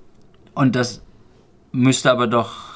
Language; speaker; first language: German; native; German